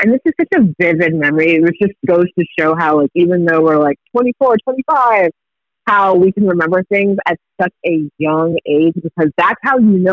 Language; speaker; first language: English; early bilingual, other home language; Swahili